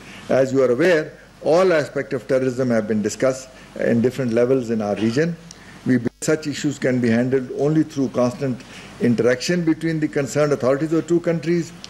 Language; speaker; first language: English; non-native, local second language; Urdu